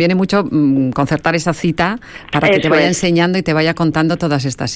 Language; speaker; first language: Spanish; native; Spanish